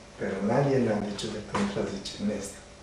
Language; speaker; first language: Spanish; non-native, learner; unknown